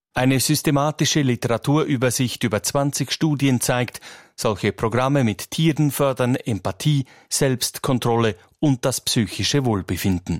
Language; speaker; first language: German; native; German